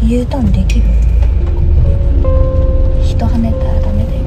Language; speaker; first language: Japanese; non-native, fluent; Korean